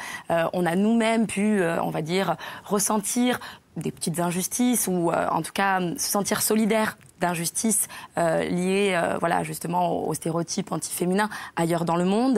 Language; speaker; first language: French; native; French